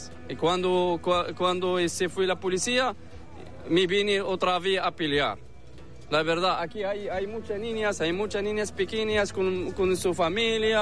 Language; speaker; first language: Spanish; non-native, learner; Arabic